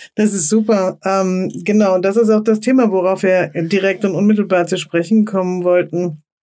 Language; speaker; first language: German; native; German